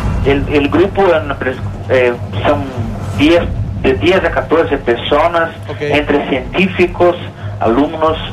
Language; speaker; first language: Spanish; non-native, learner; Portuguese